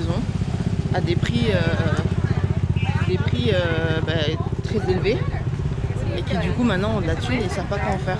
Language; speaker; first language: French; native; French